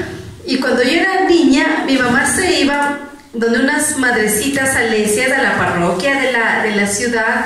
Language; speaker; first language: Spanish; native; Spanish